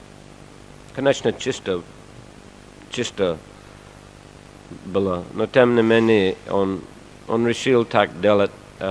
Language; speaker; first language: Russian; non-native, fluent; English